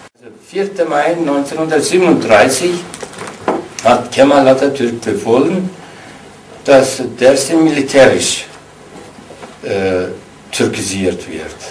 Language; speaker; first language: German; non-native, fluent; Kurdish